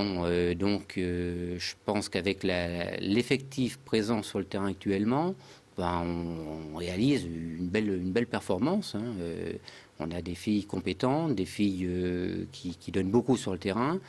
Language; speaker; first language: French; native; French